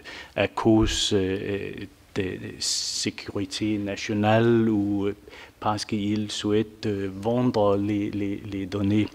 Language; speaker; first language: French; non-native, fluent; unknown